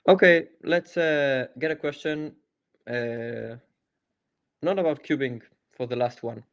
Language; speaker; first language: English; non-native, fluent; Hebrew